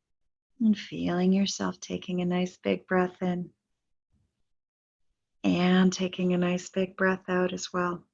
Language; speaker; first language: English; native; English